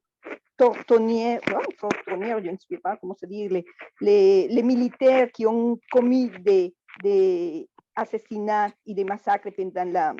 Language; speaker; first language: French; non-native, fluent; Spanish